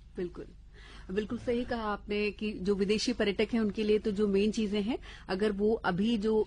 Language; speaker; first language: Hindi; native; Hindi